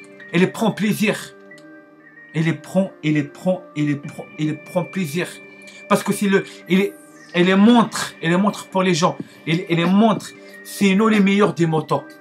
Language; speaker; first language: French; non-native, learner; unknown